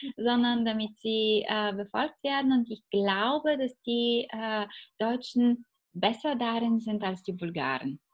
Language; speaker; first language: German; non-native, fluent; Bulgarian